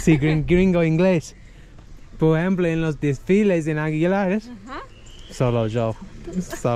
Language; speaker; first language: Spanish; non-native, learner; English